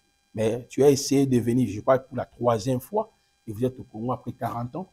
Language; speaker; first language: French; non-native, local second language; Lingala